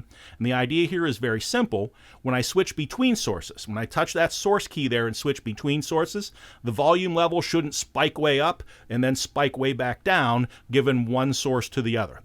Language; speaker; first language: English; native; English